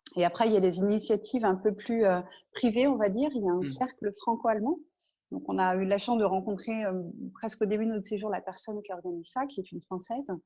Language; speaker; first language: French; native; French